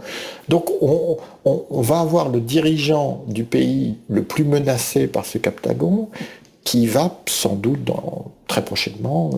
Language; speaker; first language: French; native; French